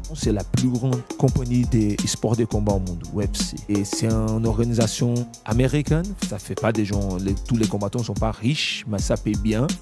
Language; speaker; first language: French; non-native, fluent; Portuguese